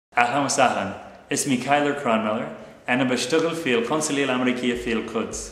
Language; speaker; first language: Arabic; non-native, fluent; English